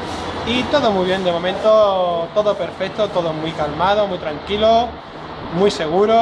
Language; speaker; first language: Spanish; native; Spanish